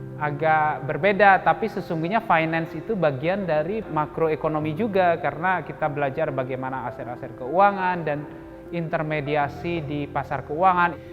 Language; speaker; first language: Indonesian; native; Indonesian